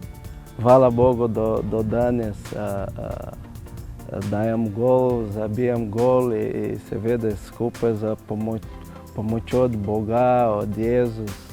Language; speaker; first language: Slovenian; non-native, fluent; Portuguese